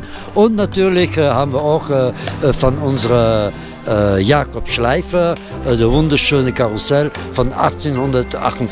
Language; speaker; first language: German; non-native, fluent; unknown